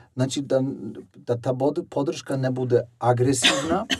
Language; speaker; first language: Serbian; non-native, fluent; German